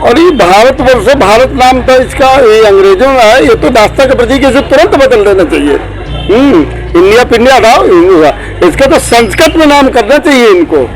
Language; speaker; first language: Hindi; native; Hindi